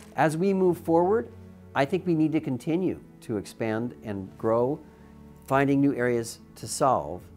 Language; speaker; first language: English; native; English